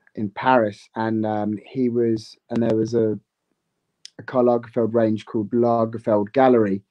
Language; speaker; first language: English; native; English